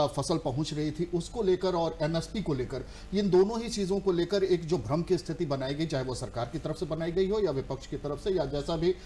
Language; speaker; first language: Hindi; native; Hindi